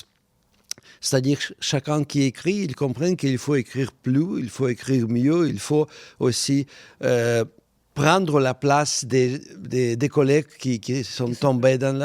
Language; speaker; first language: French; non-native, fluent; Russian